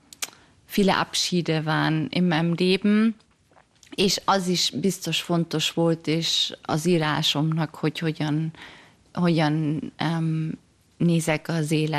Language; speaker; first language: Hungarian; early bilingual, heritage; German